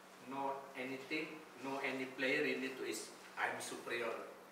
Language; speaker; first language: English; non-native, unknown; Indonesian